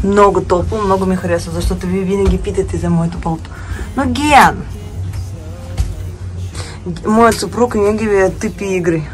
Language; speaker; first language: Bulgarian; non-native, fluent; Russian